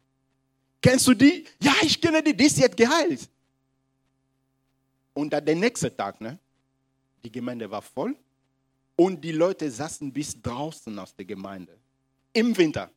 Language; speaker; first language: German; non-native, fluent; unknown